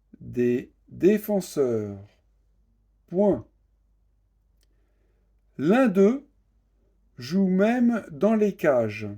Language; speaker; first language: French; native; French